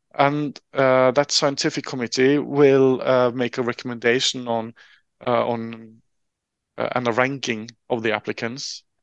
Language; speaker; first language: English; non-native, fluent; Norwegian